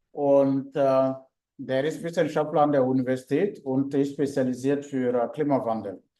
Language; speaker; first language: German; non-native, fluent; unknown